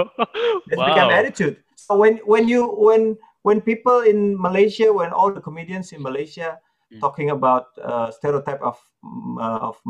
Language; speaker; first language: English; non-native, fluent; Indonesian